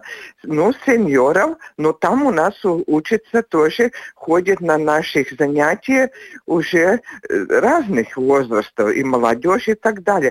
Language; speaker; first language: Russian; non-native, local second language; Latvian